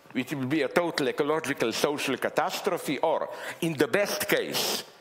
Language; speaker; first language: English; non-native, fluent; Slovenian